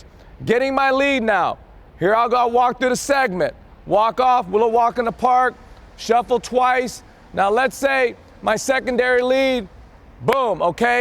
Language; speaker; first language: English; native; English